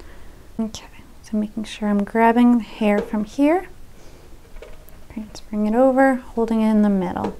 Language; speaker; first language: English; native; English